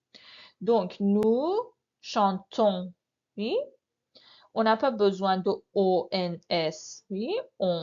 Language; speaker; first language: French; non-native, fluent; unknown